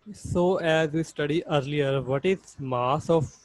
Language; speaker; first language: English; non-native, local second language; Punjabi